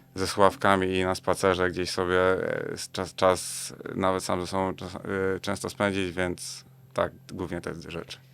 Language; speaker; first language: Polish; native; Polish